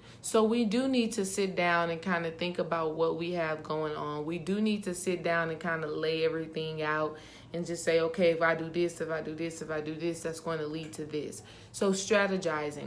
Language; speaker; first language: English; native; English